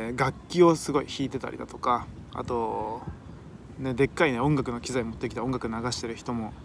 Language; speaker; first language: Japanese; native; Japanese